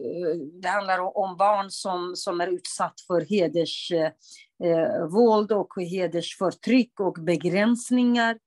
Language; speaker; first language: Swedish; non-native, fluent; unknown